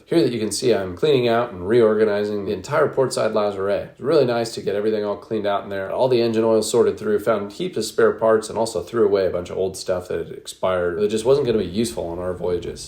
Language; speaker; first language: English; native; English